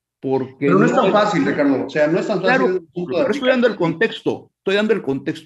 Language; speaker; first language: Spanish; native; Spanish